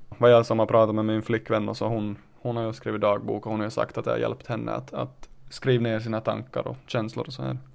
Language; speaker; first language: Swedish; native; Swedish